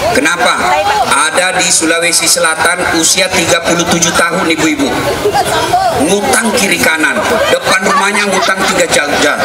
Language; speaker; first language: Indonesian; native; Indonesian